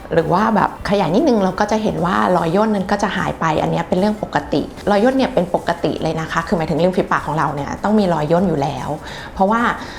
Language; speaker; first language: Thai; native; Thai